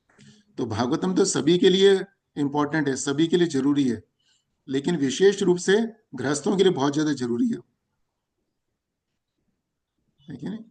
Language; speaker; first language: Hindi; native; Hindi